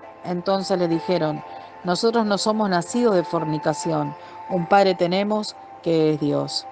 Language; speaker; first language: Spanish; native; Spanish